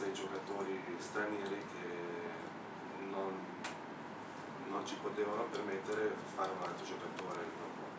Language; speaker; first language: Italian; non-native, fluent; Slovenian